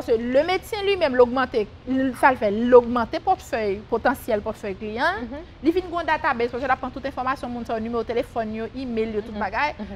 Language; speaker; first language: French; non-native, local second language; Haitian Creole